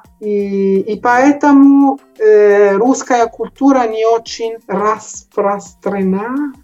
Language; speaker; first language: Russian; non-native, learner; Italian